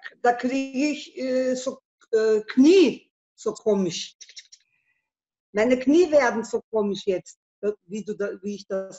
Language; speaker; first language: German; non-native, learner; Turkish